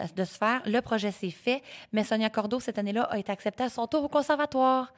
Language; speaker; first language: French; native; French